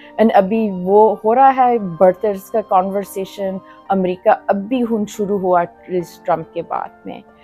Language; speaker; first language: Hindi; early bilingual, heritage; Hindi